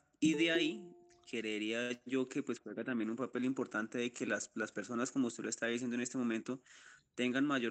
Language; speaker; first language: Spanish; native; Spanish